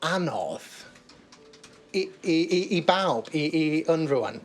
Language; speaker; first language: Welsh; non-native, learner; English